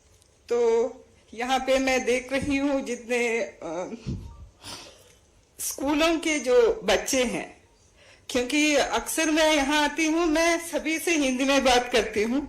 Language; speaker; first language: Hindi; non-native, fluent; Sinhala